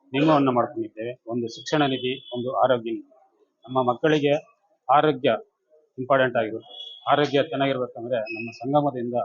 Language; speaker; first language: Kannada; native; Kannada